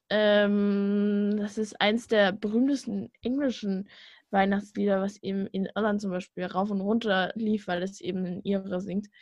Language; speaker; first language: German; native; German